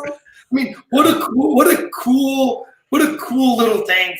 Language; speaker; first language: English; native; English